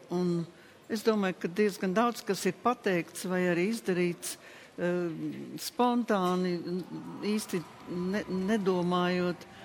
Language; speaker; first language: Latvian; native; Latvian